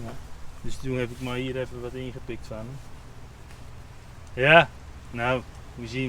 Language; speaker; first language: Dutch; native; Dutch